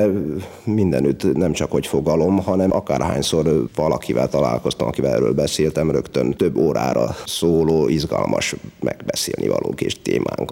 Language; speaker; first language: Hungarian; native; Hungarian